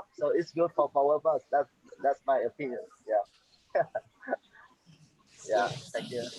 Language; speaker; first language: English; non-native, fluent; Vietnamese